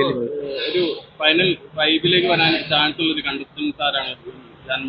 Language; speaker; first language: Malayalam; native; Malayalam